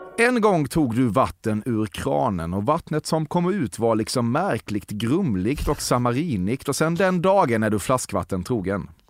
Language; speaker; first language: Swedish; native; Swedish